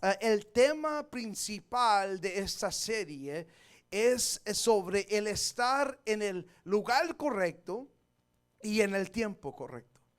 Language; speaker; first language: Spanish; early bilingual, heritage; Spanish